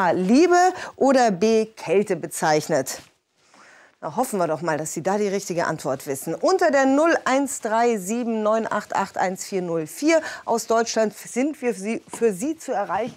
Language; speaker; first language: German; native; German